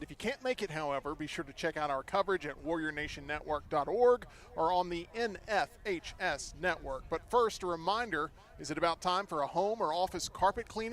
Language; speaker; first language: English; native; English